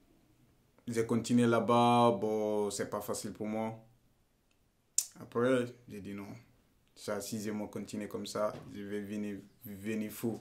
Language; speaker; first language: French; non-native, learner; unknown